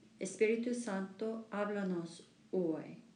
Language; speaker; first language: Spanish; non-native, learner; English